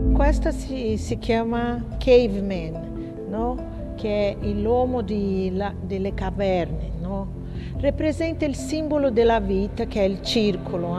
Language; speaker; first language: Italian; non-native, fluent; Portuguese